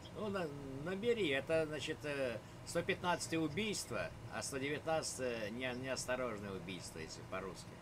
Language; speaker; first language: Russian; native; Russian